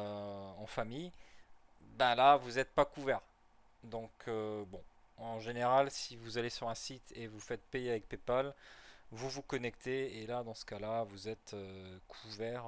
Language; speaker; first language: French; native; French